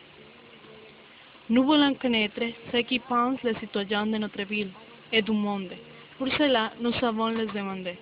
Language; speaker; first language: French; non-native, learner; Spanish